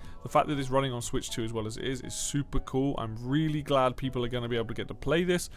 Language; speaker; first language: English; native; English